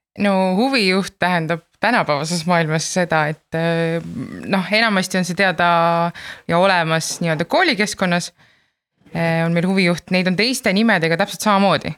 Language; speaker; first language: Estonian; native; Estonian